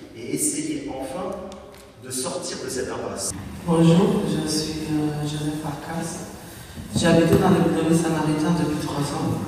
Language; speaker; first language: French; non-native, learner; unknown